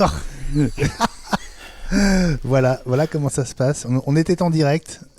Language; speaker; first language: French; native; French